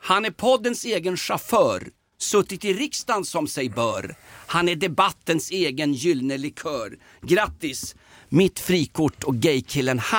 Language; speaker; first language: Swedish; native; Swedish